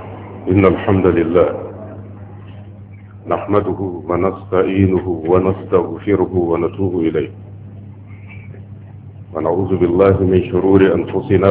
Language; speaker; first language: Arabic; non-native, fluent; Hausa